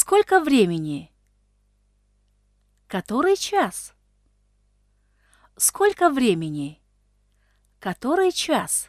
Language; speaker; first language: Russian; non-native, local second language; Tajik